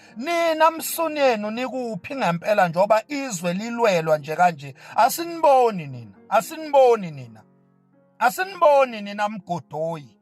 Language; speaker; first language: Zulu; native; Zulu